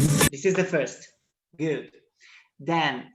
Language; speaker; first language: English; non-native, fluent; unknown